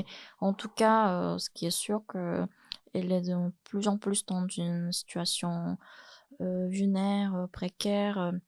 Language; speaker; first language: French; non-native, fluent; Chinese